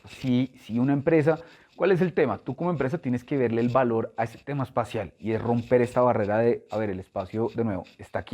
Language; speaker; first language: Spanish; native; Spanish